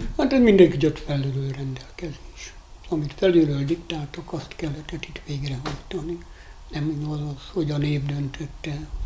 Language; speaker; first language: Hungarian; non-native, local second language; Rusyn